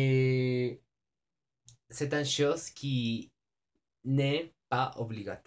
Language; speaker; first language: French; non-native, learner; Spanish